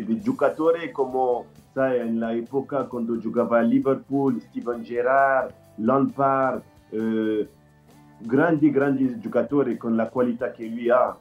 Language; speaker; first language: Italian; non-native, learner; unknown